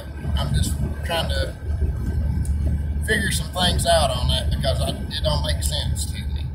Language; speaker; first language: English; native; English